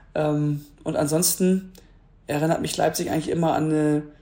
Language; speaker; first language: German; native; German